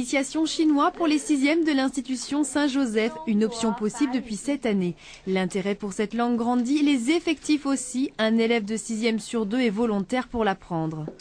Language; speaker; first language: French; native; French